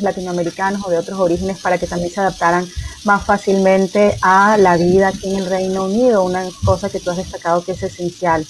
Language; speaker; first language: Spanish; native; Spanish